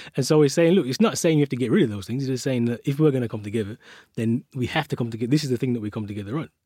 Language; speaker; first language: English; native; English